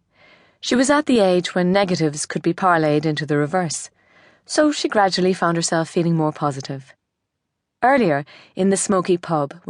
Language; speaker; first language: English; native; English